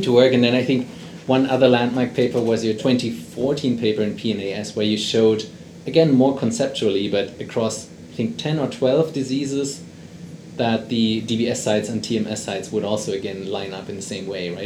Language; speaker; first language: English; non-native, fluent; German